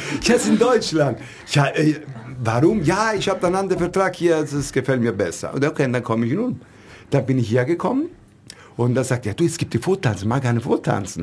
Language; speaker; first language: German; non-native, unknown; Italian